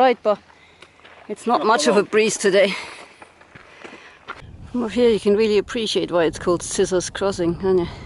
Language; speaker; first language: English; native; English